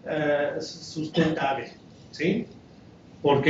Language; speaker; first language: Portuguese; non-native, learner; Spanish